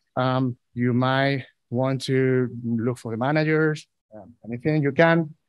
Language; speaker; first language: English; non-native, fluent; Spanish